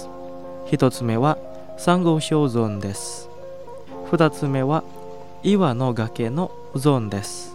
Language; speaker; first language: Japanese; non-native, fluent; Indonesian